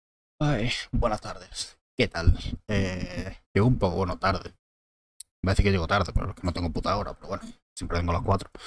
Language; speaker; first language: Spanish; native; Spanish